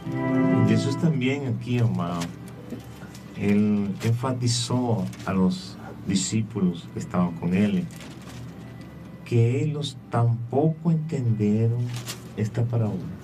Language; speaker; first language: Spanish; non-native, learner; Portuguese